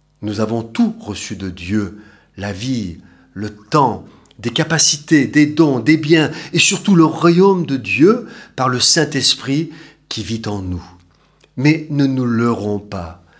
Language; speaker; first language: French; native; French